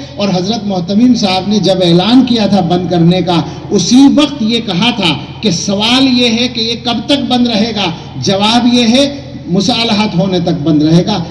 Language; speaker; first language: Urdu; native; Urdu